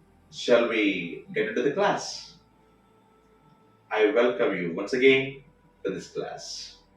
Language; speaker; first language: English; non-native, local second language; Telugu